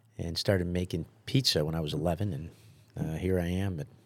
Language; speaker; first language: English; early bilingual, other home language; Italian